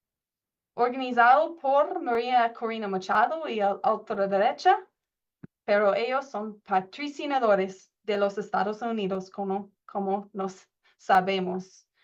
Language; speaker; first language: Spanish; non-native, learner; English